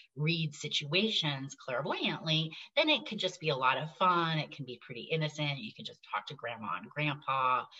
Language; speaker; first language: English; native; English